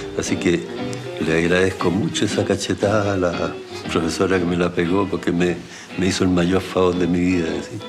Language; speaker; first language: Spanish; early bilingual, other home language; German